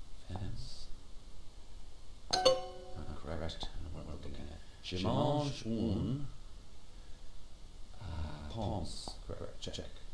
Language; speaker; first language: French; non-native, learner; English